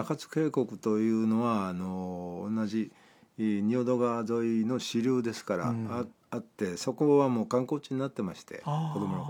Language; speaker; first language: Japanese; native; Japanese